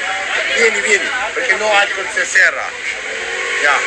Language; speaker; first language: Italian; non-native, learner; Albanian